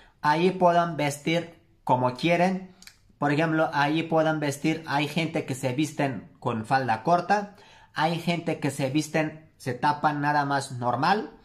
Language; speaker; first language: Spanish; non-native, learner; Turkish